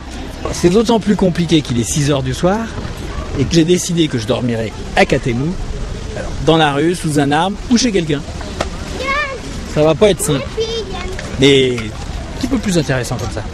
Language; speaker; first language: French; native; French